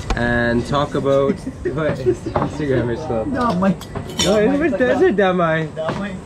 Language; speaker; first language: English; native; English